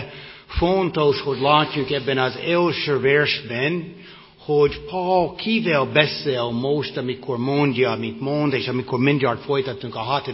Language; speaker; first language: Hungarian; non-native, fluent; English